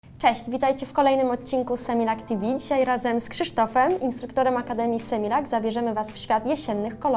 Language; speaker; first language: Polish; native; Polish